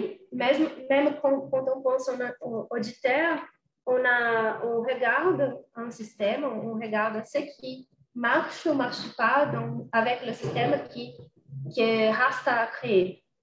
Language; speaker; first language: French; non-native, fluent; Portuguese